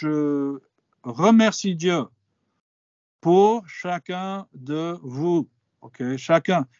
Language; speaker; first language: French; non-native, fluent; English